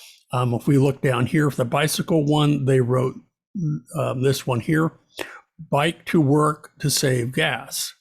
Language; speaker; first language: English; native; English